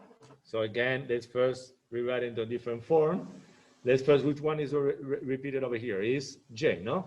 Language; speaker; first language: English; non-native, fluent; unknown